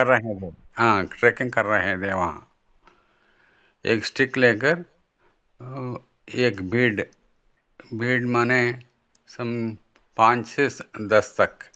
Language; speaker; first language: Hindi; non-native, local second language; Telugu